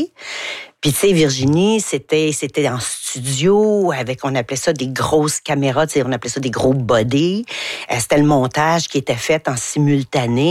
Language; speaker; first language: French; native; French